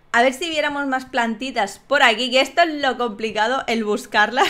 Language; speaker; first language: Spanish; native; Spanish